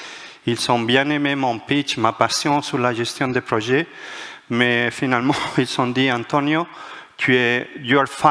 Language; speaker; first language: French; non-native, fluent; Spanish